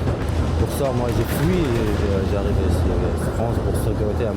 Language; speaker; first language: French; non-native, learner; Arabic